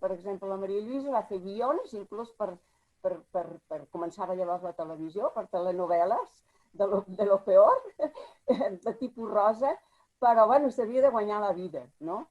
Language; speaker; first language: Catalan; early bilingual, heritage; Catalan